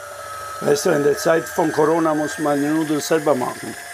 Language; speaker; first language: German; non-native, learner; Italian